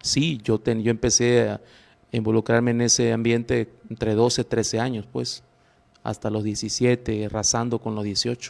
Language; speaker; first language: Spanish; native; Spanish